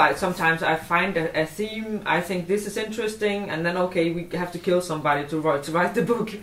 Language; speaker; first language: English; non-native, fluent; Danish